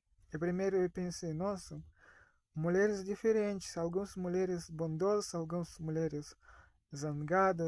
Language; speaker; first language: Portuguese; non-native, fluent; Russian